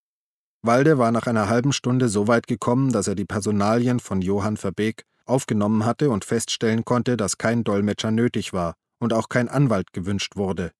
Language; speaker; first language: German; native; German